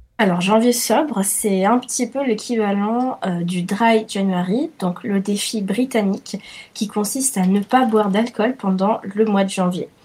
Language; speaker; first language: French; non-native, fluent; Italian